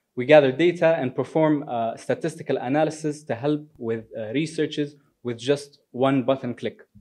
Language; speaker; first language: English; non-native, fluent; Arabic